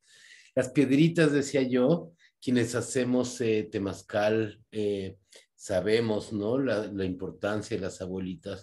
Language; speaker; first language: Spanish; native; Spanish